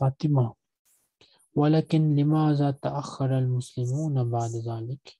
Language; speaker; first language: Arabic; non-native, fluent; Urdu